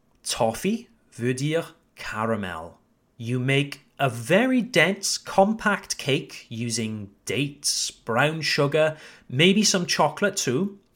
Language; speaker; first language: English; native; English